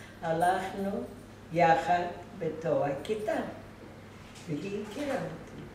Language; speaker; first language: Hebrew; non-native, fluent; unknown